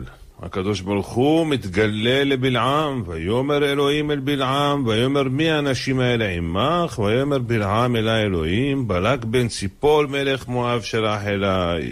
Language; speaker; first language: Hebrew; native; Hebrew